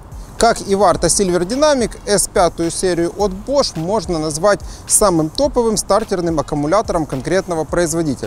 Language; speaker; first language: Russian; native; Russian